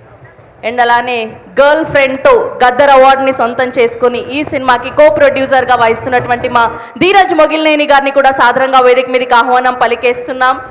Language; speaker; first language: Telugu; native; Telugu